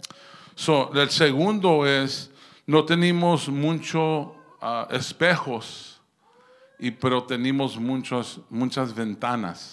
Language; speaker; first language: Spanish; early bilingual, heritage; Spanish